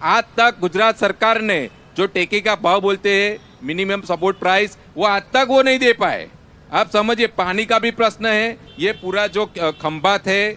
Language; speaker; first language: Hindi; non-native, local second language; Gujarati